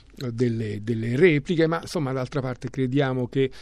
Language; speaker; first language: Italian; native; Italian